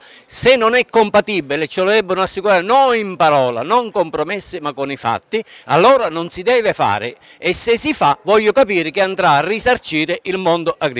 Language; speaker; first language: Italian; native; Italian